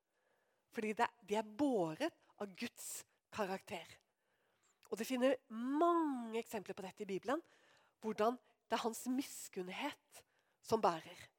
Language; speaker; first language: Norwegian; native; Norwegian